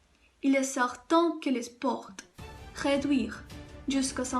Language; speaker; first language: French; non-native, learner; Spanish